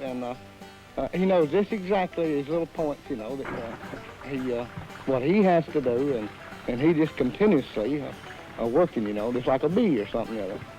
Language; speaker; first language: English; native; English